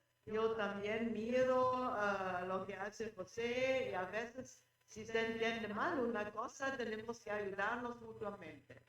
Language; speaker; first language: Spanish; non-native, fluent; German